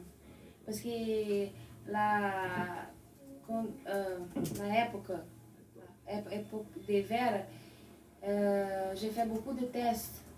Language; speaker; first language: French; non-native, learner; Portuguese